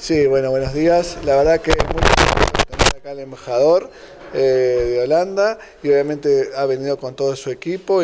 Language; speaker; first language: Spanish; native; Spanish